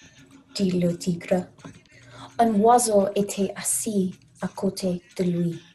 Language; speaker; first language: French; non-native, learner; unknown